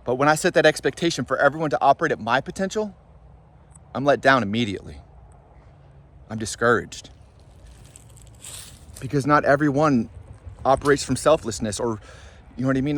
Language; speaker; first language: English; native; English